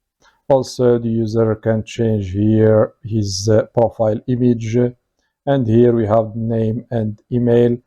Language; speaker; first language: English; non-native, fluent; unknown